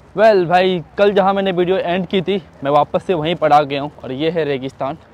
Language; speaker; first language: Hindi; native; Hindi